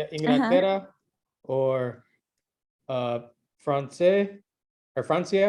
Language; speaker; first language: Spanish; non-native, learner; English